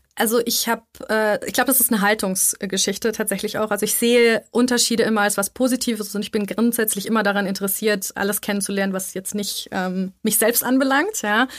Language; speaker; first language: German; native; German